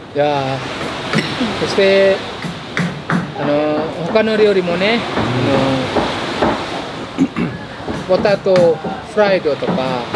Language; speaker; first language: Japanese; non-native, fluent; Indonesian